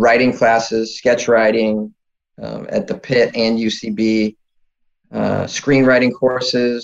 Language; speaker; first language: English; native; English